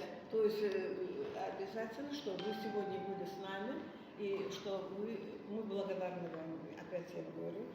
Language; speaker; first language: Russian; non-native, local second language; Azerbaijani